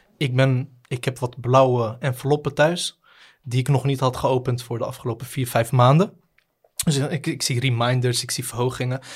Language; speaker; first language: Dutch; native; Dutch